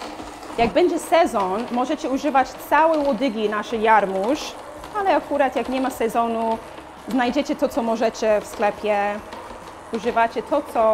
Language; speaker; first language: Polish; non-native, learner; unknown